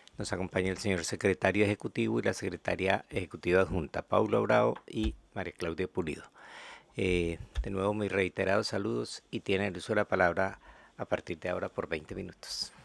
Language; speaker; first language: Spanish; native; Spanish